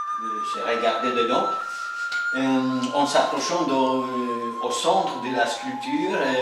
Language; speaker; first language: French; non-native, fluent; Polish